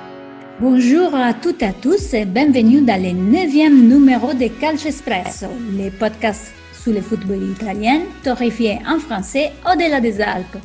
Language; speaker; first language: French; non-native, fluent; Italian